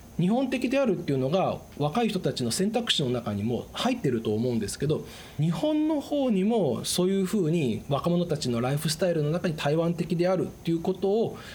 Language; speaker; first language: Japanese; early bilingual, other home language; Chinese